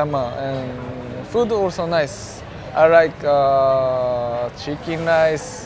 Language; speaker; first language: English; non-native, learner; Japanese